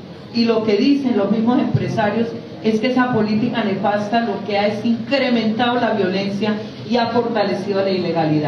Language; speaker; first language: Spanish; native; Spanish